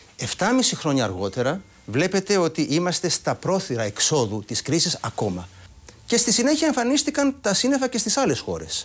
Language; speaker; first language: Greek; native; Greek